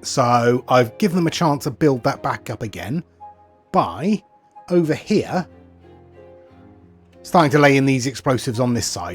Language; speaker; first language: English; native; English